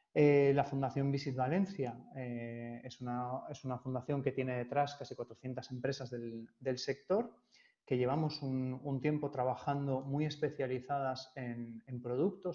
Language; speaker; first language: Spanish; native; Spanish